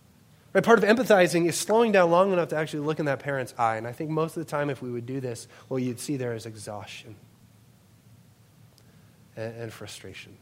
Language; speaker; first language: English; native; English